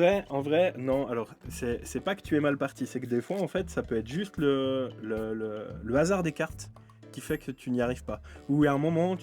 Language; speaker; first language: French; native; French